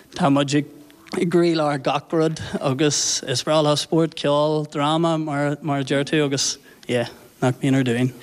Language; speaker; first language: Irish; non-native, local second language; English